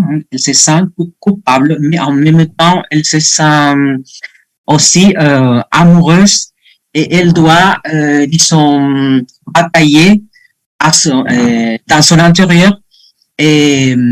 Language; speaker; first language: French; non-native, fluent; Spanish